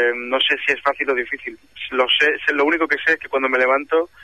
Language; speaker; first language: Spanish; native; Spanish